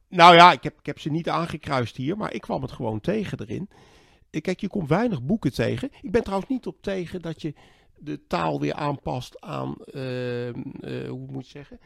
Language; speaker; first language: Dutch; native; Dutch